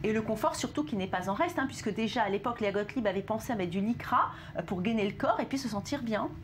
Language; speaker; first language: French; native; French